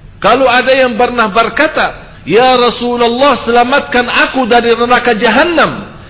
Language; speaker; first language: Indonesian; non-native, fluent; Arabic